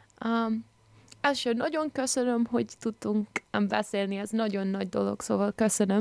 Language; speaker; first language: Hungarian; early bilingual, heritage; English